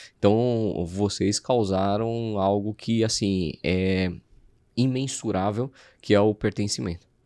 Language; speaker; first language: Portuguese; native; Portuguese